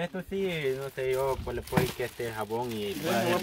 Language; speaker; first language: Spanish; native; Spanish